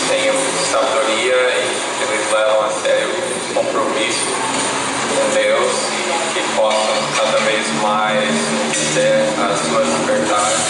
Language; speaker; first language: Portuguese; non-native, fluent; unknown